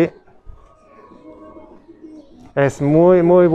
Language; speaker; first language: Spanish; non-native, learner; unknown